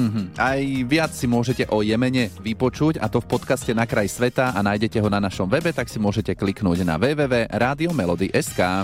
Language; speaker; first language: Slovak; native; Slovak